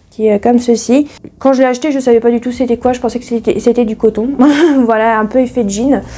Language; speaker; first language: French; native; French